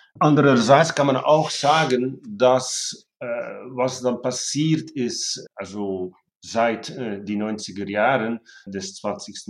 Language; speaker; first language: German; non-native, fluent; Dutch